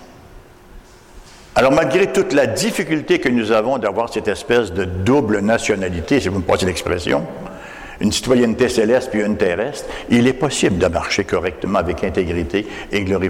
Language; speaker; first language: French; native; French